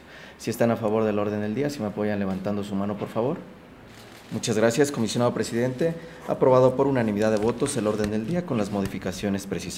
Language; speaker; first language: Spanish; native; Spanish